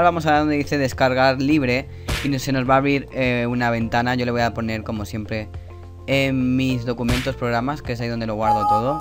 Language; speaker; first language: Spanish; native; Spanish